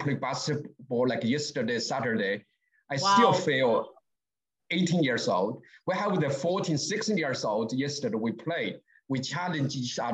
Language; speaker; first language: English; non-native, learner; Chinese